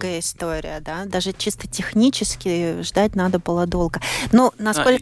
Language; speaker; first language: Russian; native; Russian